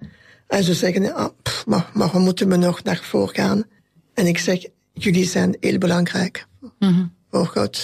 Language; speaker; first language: Dutch; non-native, local second language; French